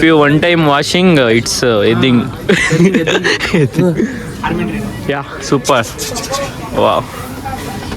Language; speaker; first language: English; non-native, local second language; Kannada